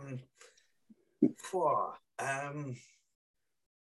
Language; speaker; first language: English; native; English